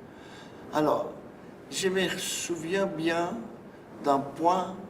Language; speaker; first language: French; non-native, fluent; Portuguese